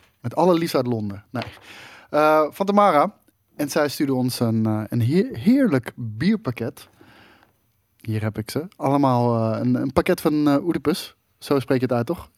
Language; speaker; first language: Dutch; native; Dutch